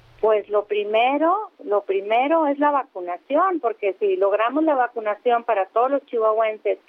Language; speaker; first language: Spanish; native; Spanish